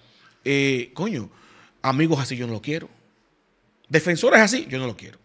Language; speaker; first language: Spanish; native; Spanish